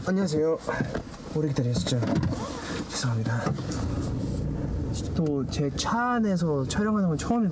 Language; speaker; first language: Korean; early bilingual, heritage; Korean